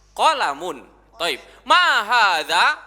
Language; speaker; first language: Arabic; non-native, fluent; Indonesian